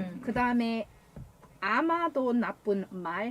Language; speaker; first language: Korean; non-native, learner; English